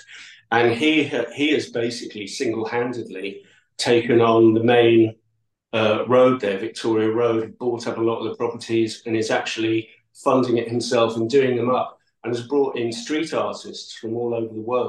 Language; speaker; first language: English; native; English